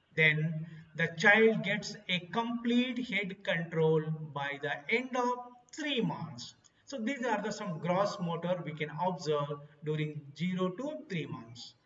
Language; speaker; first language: English; non-native, local second language; Kannada